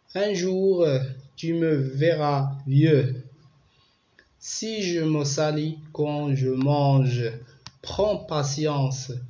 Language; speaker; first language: French; non-native, local second language; Arabic